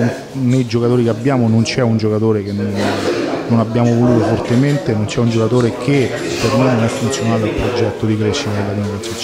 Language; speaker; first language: Italian; native; Italian